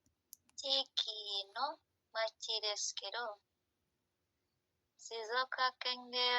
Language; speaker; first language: Japanese; non-native, learner; Indonesian